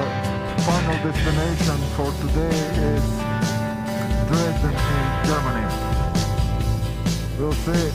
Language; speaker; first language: English; non-native, fluent; Croatian